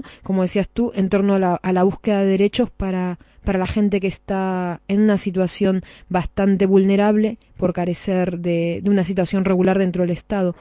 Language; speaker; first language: Spanish; native; Spanish